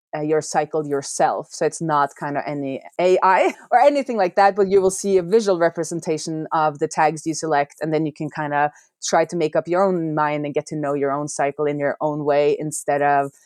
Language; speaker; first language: English; non-native, fluent; Norwegian